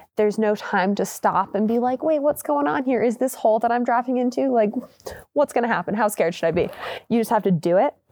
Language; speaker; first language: English; native; English